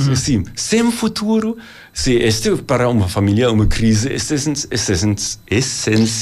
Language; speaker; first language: Portuguese; non-native, learner; German